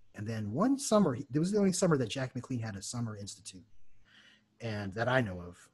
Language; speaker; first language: English; native; English